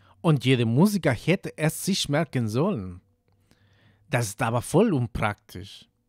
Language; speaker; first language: German; non-native, fluent; Spanish